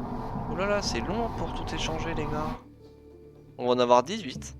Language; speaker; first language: French; native; French